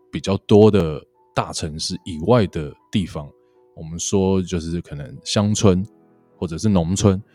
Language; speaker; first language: Chinese; native; Chinese